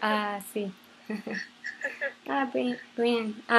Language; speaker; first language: Spanish; non-native, learner; English